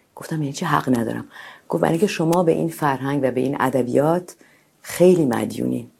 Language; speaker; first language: Persian; native; Persian